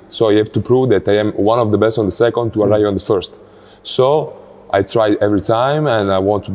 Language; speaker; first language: English; non-native, learner; Italian